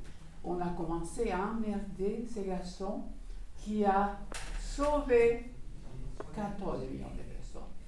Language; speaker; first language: French; non-native, fluent; Portuguese